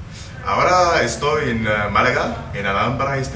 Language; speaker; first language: Spanish; non-native, learner; Arabic